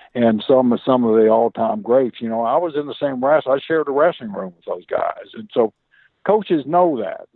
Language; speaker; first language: English; native; English